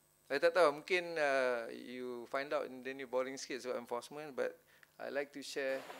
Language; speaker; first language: English; non-native, local second language; Malay